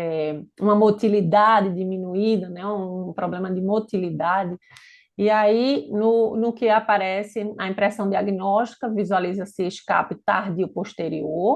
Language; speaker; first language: Portuguese; native; Portuguese